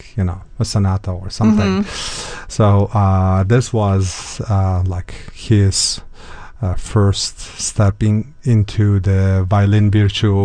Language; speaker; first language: English; non-native, fluent; Uzbek